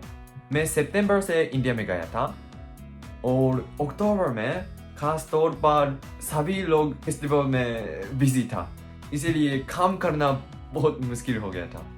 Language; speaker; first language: Hindi; non-native, learner; Japanese